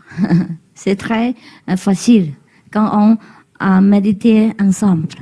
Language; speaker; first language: French; non-native, learner; Vietnamese